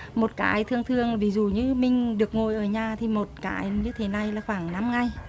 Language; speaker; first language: Vietnamese; non-native, local second language; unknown